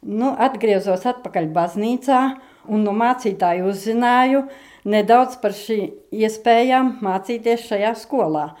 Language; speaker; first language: Latvian; native; Latvian